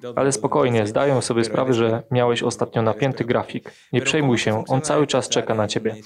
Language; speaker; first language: Polish; native; Polish